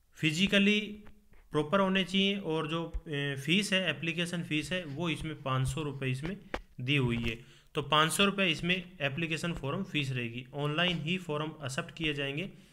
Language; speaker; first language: Hindi; native; Hindi